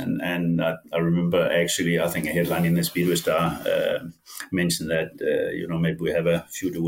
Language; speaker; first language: English; non-native, fluent; Danish